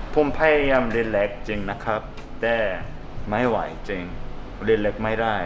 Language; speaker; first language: Thai; non-native, learner; Korean